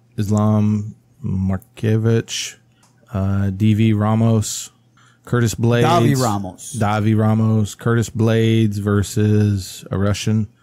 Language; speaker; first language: English; native; English